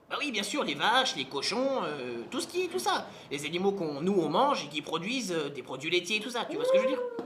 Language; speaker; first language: French; native; French